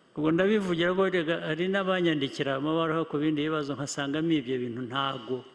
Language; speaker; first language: Kinyarwanda; early bilingual, heritage; Kinyarwanda